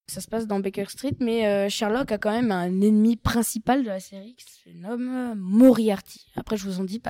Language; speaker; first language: French; native; French